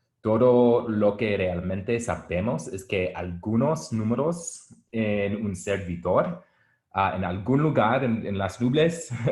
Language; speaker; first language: Spanish; non-native, learner; English